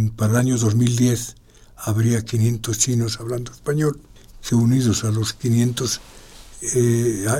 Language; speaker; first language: Spanish; native; Spanish